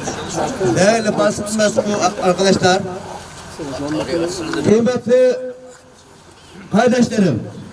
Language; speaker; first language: Turkish; non-native, fluent; Uyghur